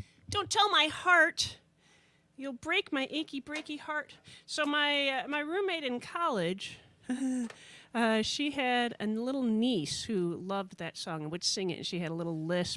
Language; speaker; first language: English; native; English